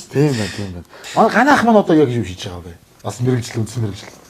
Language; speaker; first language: Mongolian; native; Mongolian